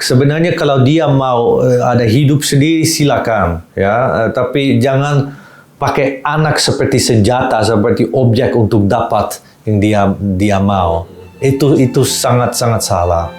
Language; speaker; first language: Indonesian; non-native, fluent; Dutch